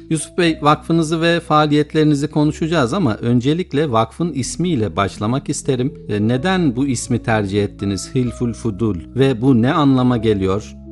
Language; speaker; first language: Turkish; native; Turkish